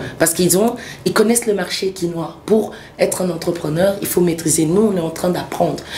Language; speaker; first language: French; early bilingual, other home language; Swahili